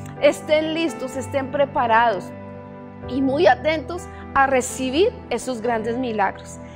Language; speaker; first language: Spanish; native; Spanish